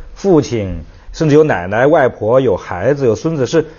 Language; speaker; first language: Chinese; native; Chinese